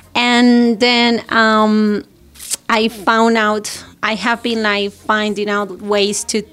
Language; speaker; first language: English; non-native, fluent; Spanish